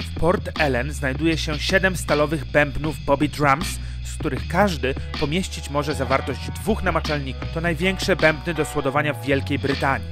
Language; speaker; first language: Polish; native; Polish